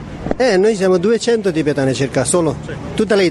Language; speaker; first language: Italian; non-native, fluent; Tibetan